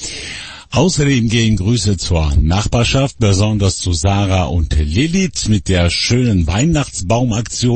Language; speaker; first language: German; native; German